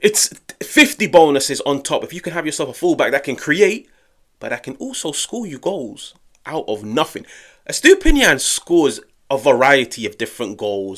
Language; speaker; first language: English; native; English